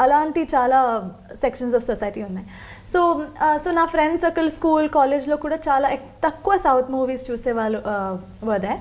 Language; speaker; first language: Telugu; non-native, local second language; Kannada